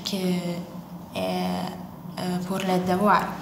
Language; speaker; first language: French; non-native, learner; Lithuanian